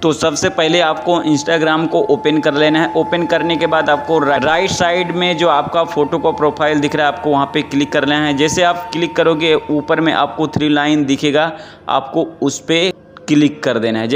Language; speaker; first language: Hindi; native; Hindi